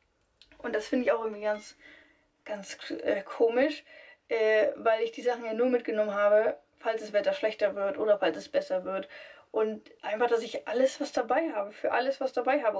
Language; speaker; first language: German; native; German